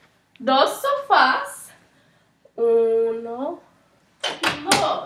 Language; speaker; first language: Spanish; non-native, learner; English